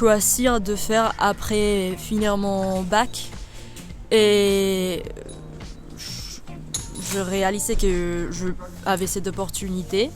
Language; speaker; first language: French; non-native, learner; Spanish